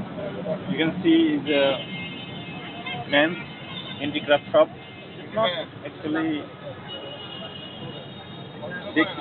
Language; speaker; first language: English; non-native, local second language; Bangla